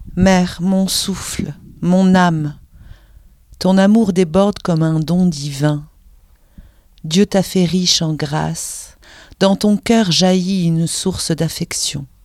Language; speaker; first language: French; native; French